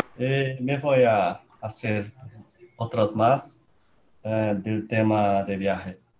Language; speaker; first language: Spanish; non-native, learner; Portuguese